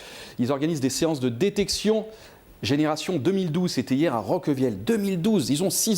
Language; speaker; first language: French; native; French